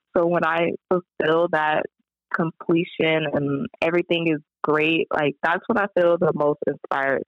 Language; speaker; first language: English; native; English